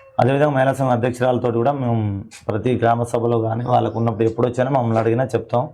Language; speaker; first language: Telugu; non-native, local second language; Lambadi